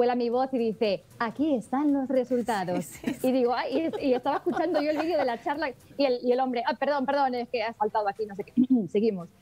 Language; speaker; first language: Spanish; native; Spanish